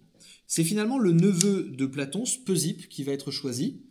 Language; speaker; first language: French; native; French